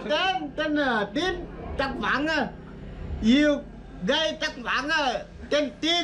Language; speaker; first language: Vietnamese; non-native, learner; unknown